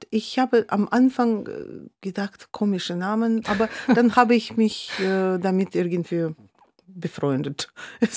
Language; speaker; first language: German; non-native, fluent; Russian